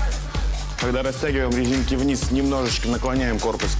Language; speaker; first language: Russian; native; Russian